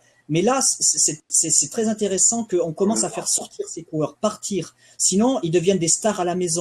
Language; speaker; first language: French; native; French